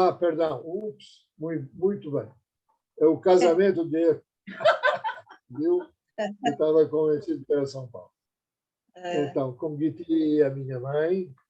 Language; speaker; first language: Portuguese; non-native, fluent; Persian